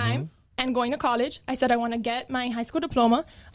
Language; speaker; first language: English; native; English